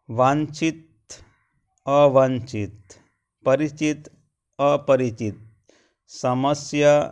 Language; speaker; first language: Hindi; non-native, local second language; Gujarati